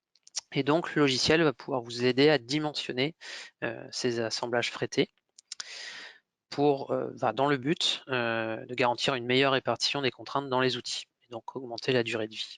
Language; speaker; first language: French; native; French